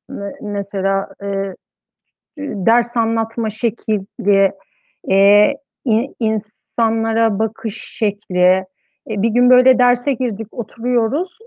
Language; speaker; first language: Turkish; native; Turkish